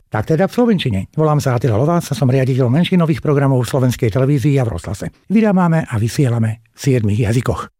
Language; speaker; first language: Slovak; non-native, local second language; Hungarian